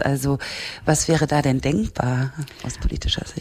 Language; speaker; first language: German; native; German